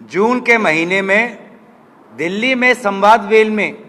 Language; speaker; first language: Hindi; non-native, local second language; Assamese